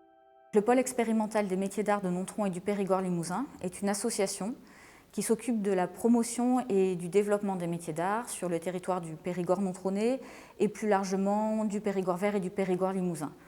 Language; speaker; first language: French; native; French